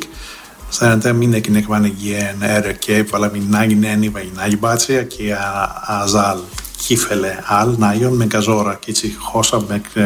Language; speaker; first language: Hungarian; non-native, learner; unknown